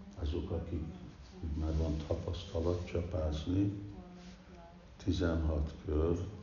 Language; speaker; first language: Hungarian; early bilingual, heritage; Hungarian